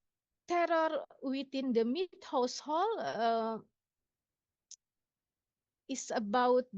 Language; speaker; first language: English; non-native, local second language; Indonesian